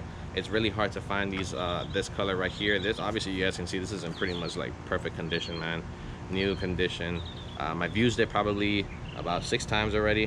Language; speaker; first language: English; native; English